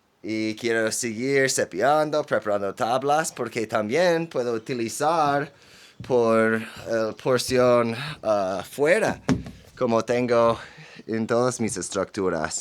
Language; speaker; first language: Spanish; non-native, fluent; English